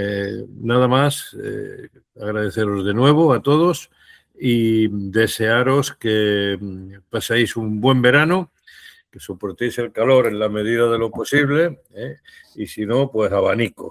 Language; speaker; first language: Spanish; native; Spanish